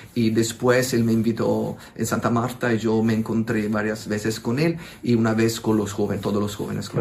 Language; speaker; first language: Spanish; non-native, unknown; Italian